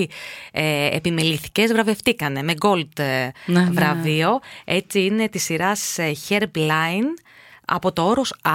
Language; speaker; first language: Greek; native; Greek